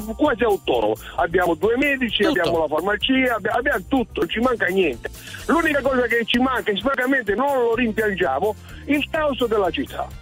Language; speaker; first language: Italian; native; Italian